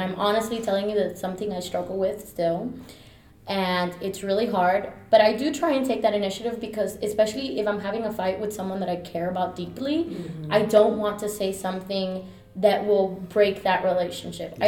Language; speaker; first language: English; early bilingual, other home language; Spanish